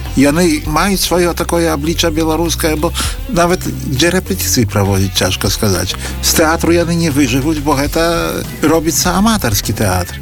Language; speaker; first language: Belarusian; native; Belarusian